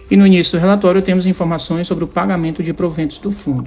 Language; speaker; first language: Portuguese; native; Portuguese